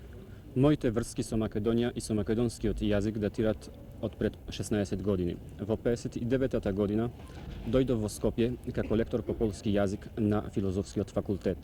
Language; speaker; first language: Macedonian; non-native, fluent; Polish